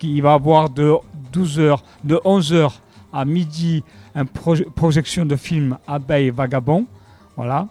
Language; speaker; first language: French; native; French